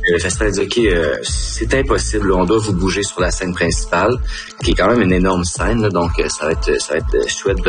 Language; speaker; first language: French; native; French